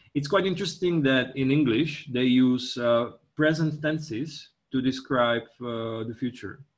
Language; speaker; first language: English; non-native, fluent; Czech